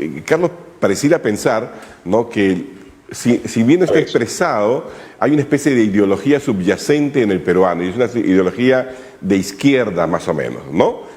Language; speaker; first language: Spanish; native; Spanish